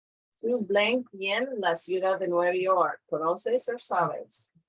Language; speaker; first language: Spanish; non-native, fluent; English